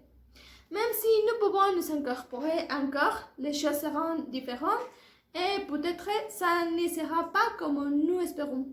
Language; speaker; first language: French; non-native, learner; Spanish